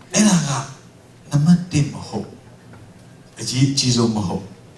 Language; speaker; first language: Burmese; non-native, local second language; Kachin